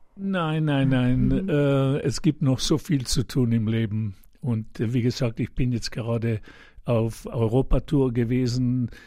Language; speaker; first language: German; non-native, local second language; Ladin